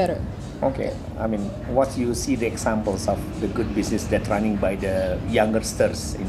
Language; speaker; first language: English; non-native, learner; Indonesian